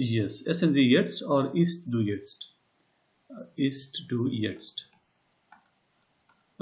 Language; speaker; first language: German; non-native, learner; Hindi